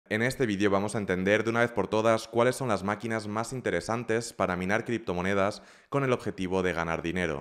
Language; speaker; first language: Spanish; native; Spanish